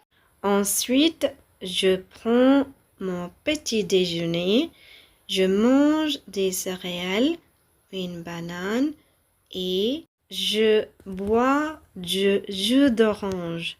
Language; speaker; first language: French; non-native, fluent; Tamil